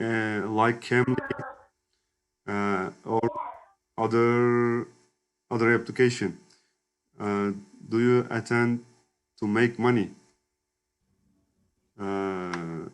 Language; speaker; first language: English; non-native, learner; Turkish